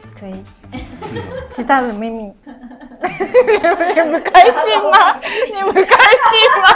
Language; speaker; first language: Chinese; early bilingual, heritage; Japanese